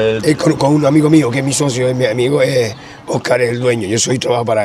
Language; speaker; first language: Spanish; native; Spanish